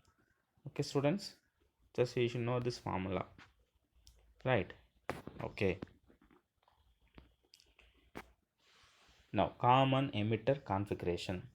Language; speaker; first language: English; non-native, local second language; Tamil